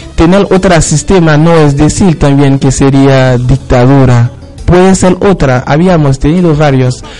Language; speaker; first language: Spanish; non-native, learner; Haitian Creole